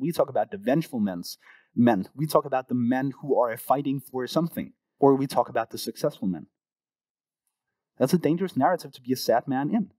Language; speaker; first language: English; non-native, fluent; Danish